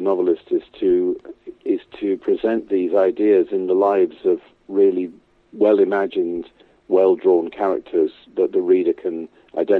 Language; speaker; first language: English; native; English